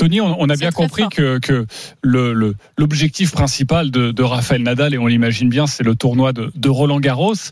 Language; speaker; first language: French; native; French